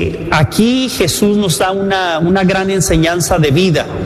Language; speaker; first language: Spanish; native; Spanish